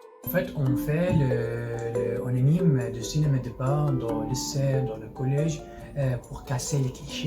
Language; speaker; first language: French; non-native, learner; Arabic